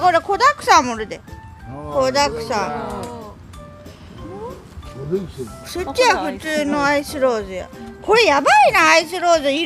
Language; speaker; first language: Japanese; native; Japanese